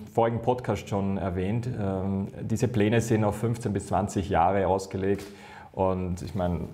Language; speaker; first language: German; native; German